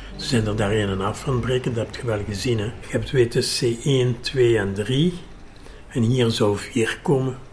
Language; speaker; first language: Dutch; native; Dutch